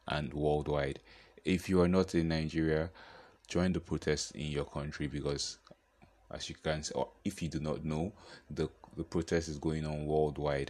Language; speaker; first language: English; non-native, local second language; Yoruba